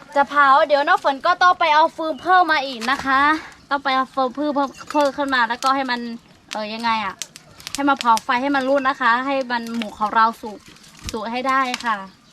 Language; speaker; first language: Thai; non-native, local second language; Lahu